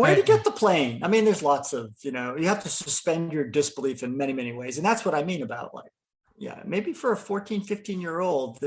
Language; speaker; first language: English; native; English